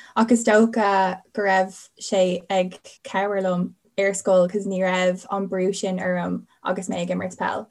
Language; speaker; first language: Irish; non-native, local second language; English